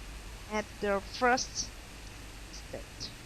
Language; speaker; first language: English; non-native, learner; Vietnamese